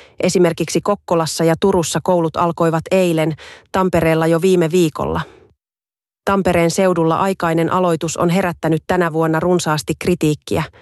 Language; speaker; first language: Finnish; native; Finnish